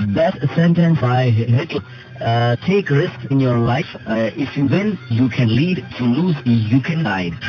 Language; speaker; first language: Urdu; native; Urdu